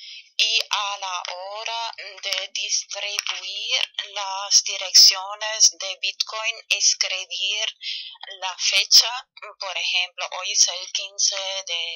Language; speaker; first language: Spanish; non-native, fluent; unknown